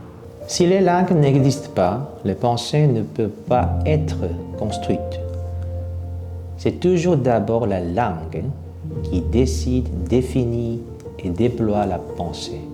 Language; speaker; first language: French; non-native, fluent; Korean